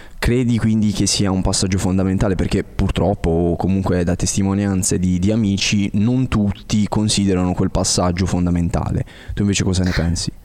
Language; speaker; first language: Italian; native; Italian